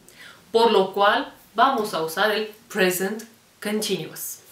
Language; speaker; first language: Spanish; non-native, fluent; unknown